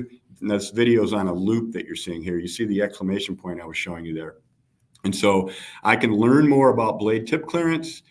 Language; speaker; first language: English; native; English